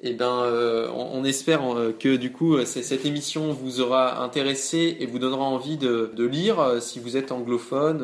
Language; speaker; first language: French; native; French